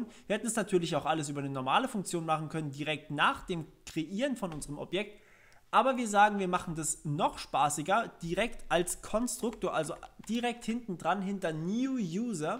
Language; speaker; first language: German; native; German